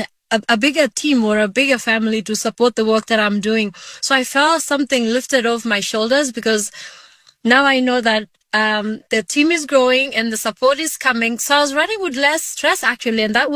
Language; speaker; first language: English; non-native, local second language; Kalenjin